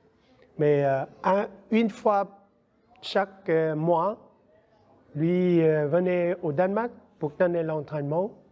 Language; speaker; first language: French; non-native, learner; Vietnamese